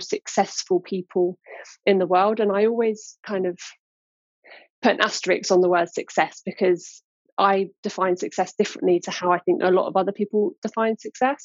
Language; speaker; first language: English; native; English